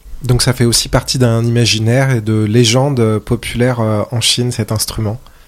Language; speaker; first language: French; native; French